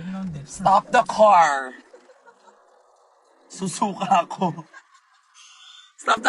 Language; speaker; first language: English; non-native, local second language; Cebuano